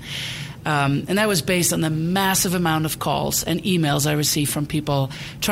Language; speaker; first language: English; non-native, fluent; Dutch